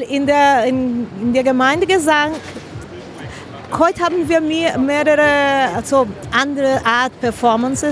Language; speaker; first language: German; non-native, fluent; Spanish